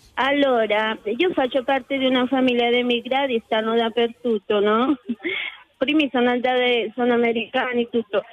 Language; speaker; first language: Italian; non-native, learner; Spanish